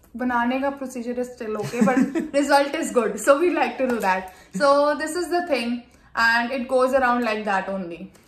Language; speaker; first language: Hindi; non-native, local second language; Punjabi